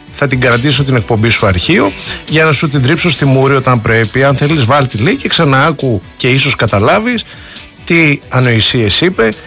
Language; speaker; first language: Greek; native; Greek